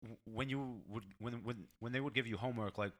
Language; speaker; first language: English; early bilingual, other home language; Portuguese